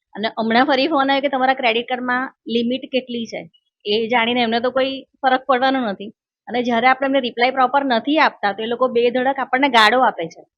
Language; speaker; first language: Gujarati; native; Gujarati